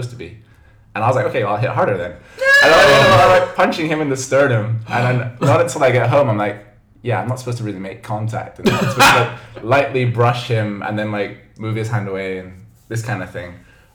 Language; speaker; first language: English; native; English